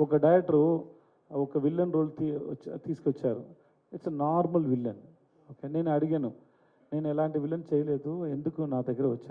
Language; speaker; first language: Telugu; non-native, learner; Tamil